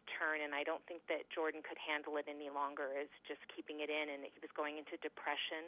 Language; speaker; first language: English; native; English